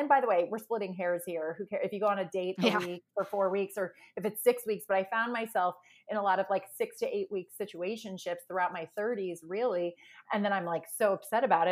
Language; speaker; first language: English; native; English